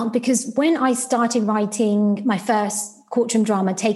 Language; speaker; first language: English; non-native, local second language; Sylheti